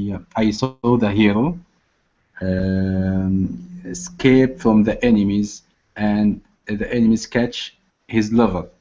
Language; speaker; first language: English; non-native, learner; Arabic